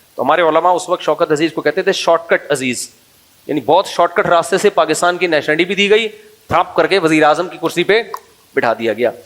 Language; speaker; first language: Urdu; native; Urdu